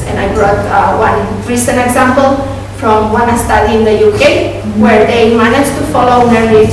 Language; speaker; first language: English; non-native, fluent; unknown